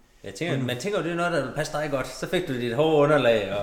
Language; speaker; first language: Danish; native; Danish